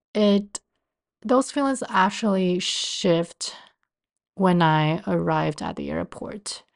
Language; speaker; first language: English; non-native, fluent; Chinese